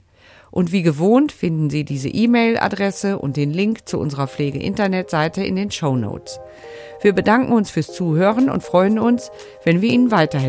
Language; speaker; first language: German; native; German